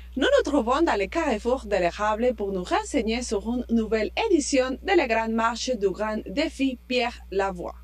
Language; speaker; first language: French; non-native, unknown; Spanish